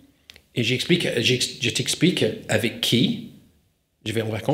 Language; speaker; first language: French; non-native, fluent; English